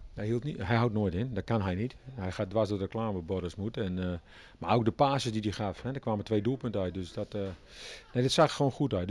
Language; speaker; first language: Dutch; native; Dutch